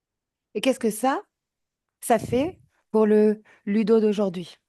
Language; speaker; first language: French; native; French